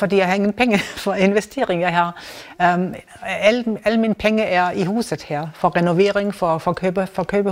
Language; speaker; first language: Danish; non-native, learner; German